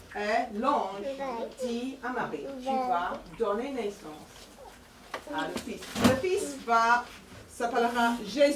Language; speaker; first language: French; non-native, fluent; English